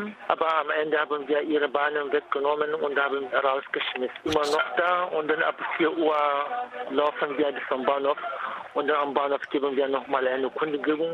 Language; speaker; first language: German; non-native, fluent; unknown